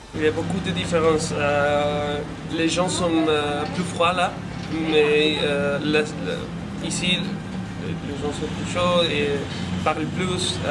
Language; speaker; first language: French; non-native, fluent; Spanish